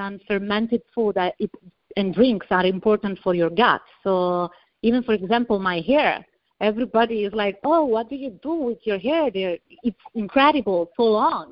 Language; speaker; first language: English; non-native, fluent; Italian